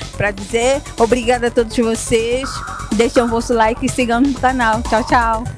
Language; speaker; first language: Portuguese; native; Portuguese